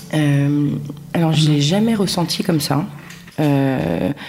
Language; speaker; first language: French; native; French